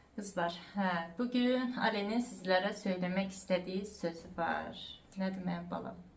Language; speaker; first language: Azerbaijani; early bilingual, heritage; Azerbaijani